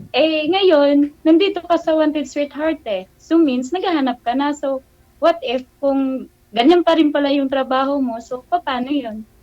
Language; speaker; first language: Filipino; non-native, local second language; Hiligaynon